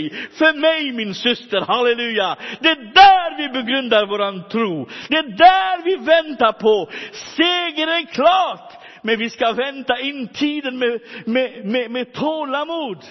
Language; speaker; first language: Swedish; non-native, fluent; Romany